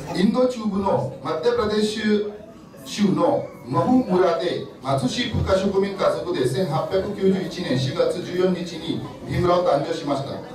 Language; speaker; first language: Japanese; non-native, fluent; Marathi